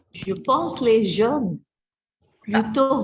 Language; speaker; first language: French; non-native, learner; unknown